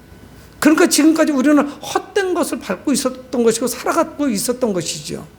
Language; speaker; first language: Korean; native; Korean